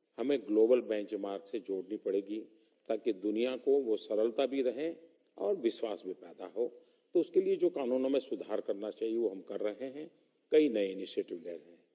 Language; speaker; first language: Hindi; non-native, local second language; Gujarati